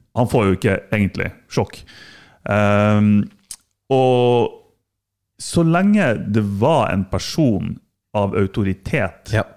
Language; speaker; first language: Norwegian; non-native, fluent; German